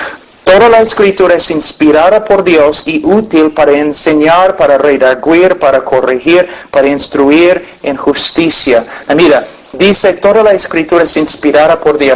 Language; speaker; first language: Spanish; non-native, fluent; English